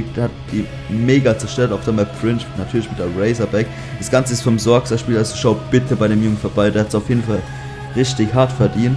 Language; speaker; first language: German; native; German